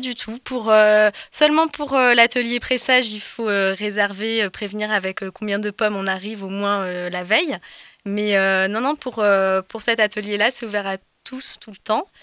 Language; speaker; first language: French; native; French